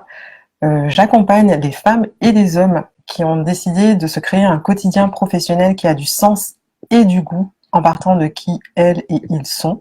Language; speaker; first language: French; native; French